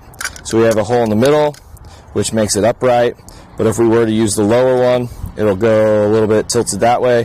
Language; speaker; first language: English; native; English